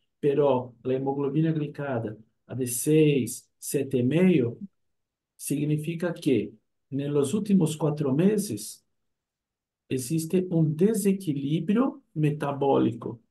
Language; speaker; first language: Spanish; non-native, fluent; Portuguese